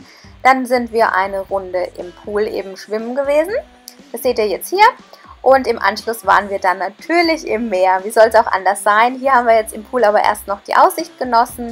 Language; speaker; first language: German; native; German